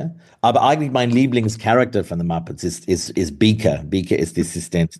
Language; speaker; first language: German; non-native, fluent; English